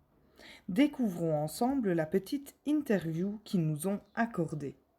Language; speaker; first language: French; native; French